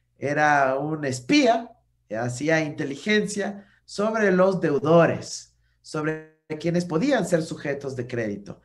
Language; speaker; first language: Spanish; native; Spanish